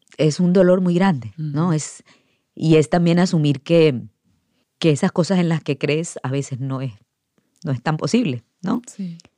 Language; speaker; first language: Spanish; native; Spanish